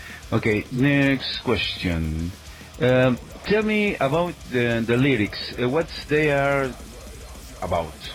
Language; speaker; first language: English; non-native, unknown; Spanish